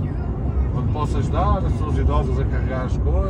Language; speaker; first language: Portuguese; native; Portuguese